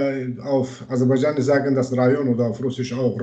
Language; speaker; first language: German; non-native, learner; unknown